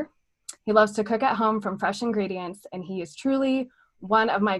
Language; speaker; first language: English; native; English